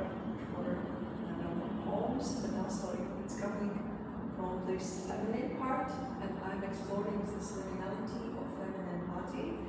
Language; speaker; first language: English; non-native, fluent; Latvian